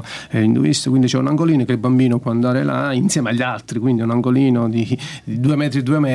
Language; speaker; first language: Italian; native; Italian